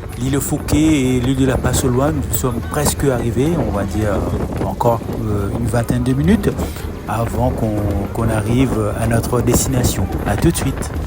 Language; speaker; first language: French; non-native, local second language; Morisyen